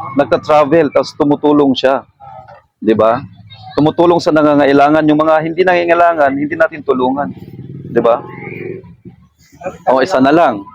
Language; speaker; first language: Filipino; native; Filipino